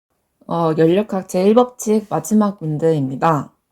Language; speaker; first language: Korean; native; Korean